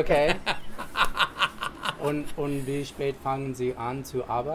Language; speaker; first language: German; non-native, fluent; English